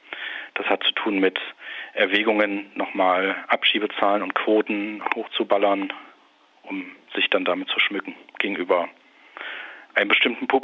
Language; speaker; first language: German; native; German